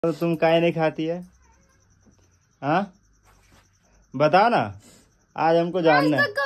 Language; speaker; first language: Hindi; native; Hindi